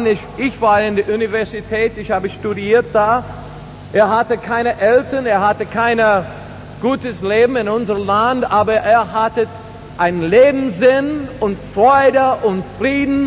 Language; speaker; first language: German; non-native, learner; English